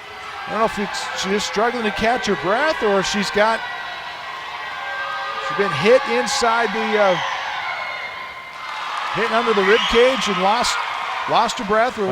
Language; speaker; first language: English; native; English